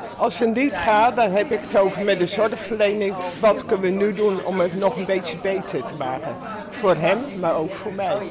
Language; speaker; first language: Dutch; native; Dutch